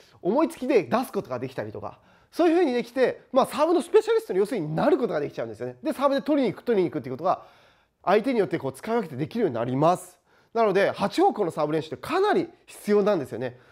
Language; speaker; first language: Japanese; native; Japanese